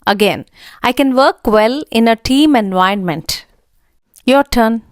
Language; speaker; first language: English; non-native, local second language; Telugu